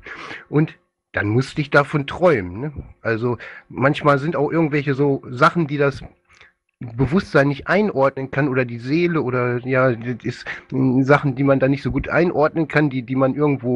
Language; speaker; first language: German; native; German